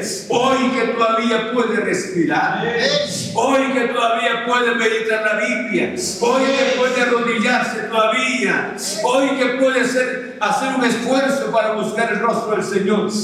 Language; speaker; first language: Spanish; native; Spanish